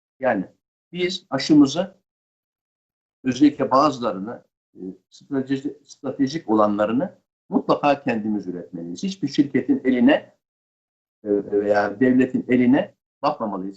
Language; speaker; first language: Turkish; native; Turkish